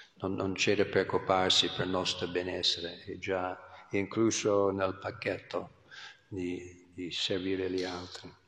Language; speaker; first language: Italian; non-native, fluent; English